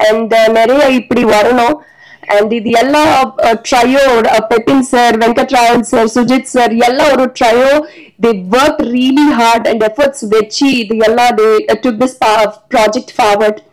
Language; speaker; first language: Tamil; non-native, learner; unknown